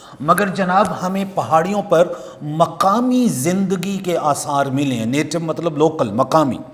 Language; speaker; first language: Urdu; non-native, local second language; Punjabi